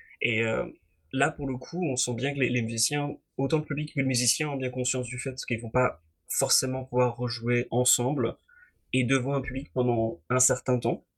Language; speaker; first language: French; native; French